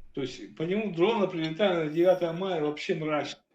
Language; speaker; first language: Russian; native; Russian